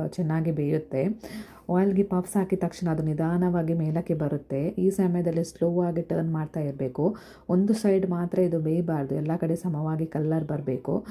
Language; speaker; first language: Kannada; non-native, local second language; Konkani